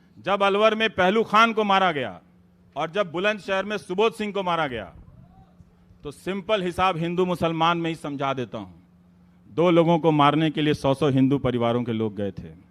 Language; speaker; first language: Hindi; native; Hindi